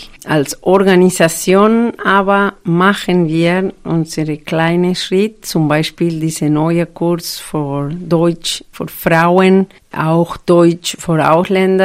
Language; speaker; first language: German; non-native, learner; Spanish